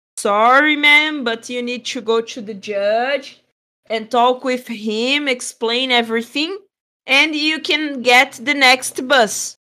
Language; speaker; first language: English; non-native, fluent; Portuguese